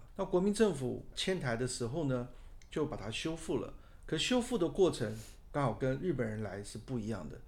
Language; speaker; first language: Chinese; native; Chinese